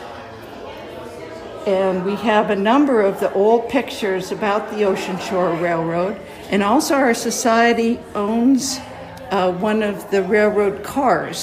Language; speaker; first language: English; native; English